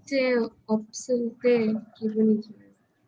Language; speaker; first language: Korean; non-native, learner; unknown